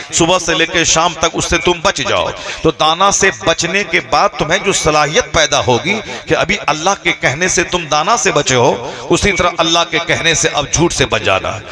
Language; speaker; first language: Hindi; native; Hindi